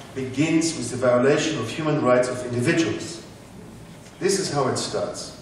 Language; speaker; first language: English; non-native, fluent; German